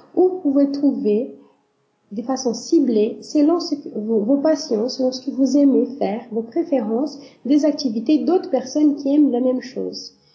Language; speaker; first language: French; non-native, fluent; Portuguese